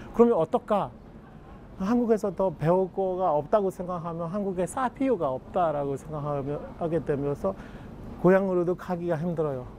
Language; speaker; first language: Korean; non-native, fluent; Burmese